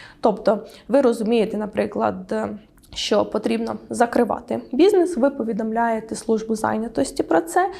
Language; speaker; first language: Ukrainian; native; Ukrainian